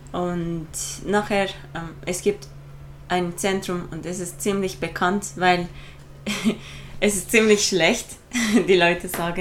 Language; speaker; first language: German; non-native, fluent; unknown